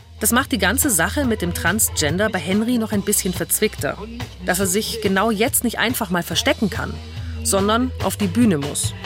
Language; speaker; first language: German; native; German